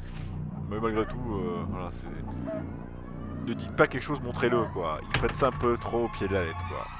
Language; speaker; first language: French; native; French